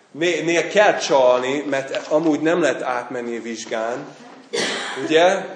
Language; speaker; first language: Hungarian; non-native, fluent; English